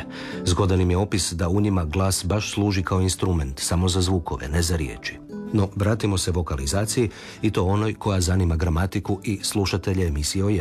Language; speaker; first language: Serbian; native; Serbian